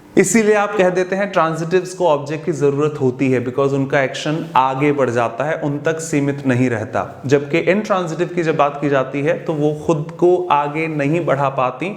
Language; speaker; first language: Hindi; native; Hindi